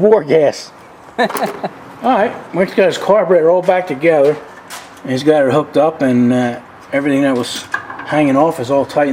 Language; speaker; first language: English; native; English